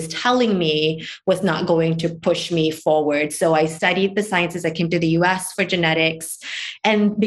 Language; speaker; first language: English; non-native, local second language; Malay